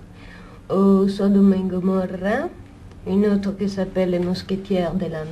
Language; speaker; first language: French; non-native, fluent; Italian